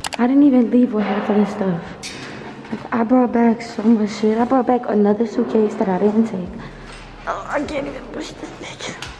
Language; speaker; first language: English; native; English